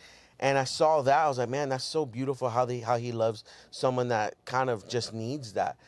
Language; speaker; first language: English; native; English